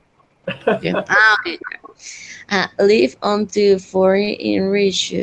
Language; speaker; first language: English; non-native, learner; Spanish